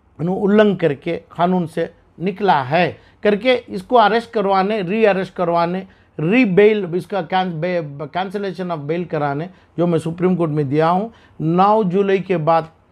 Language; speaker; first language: Hindi; non-native, local second language; Urdu